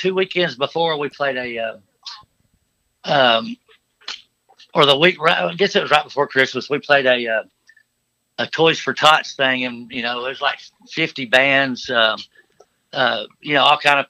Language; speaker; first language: English; native; English